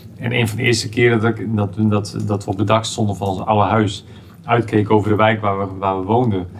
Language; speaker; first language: Dutch; early bilingual, heritage; Dutch